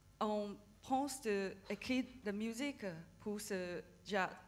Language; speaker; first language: French; non-native, learner; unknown